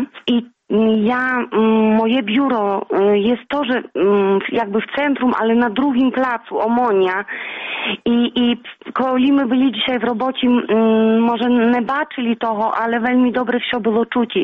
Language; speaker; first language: Polish; non-native, local second language; Belarusian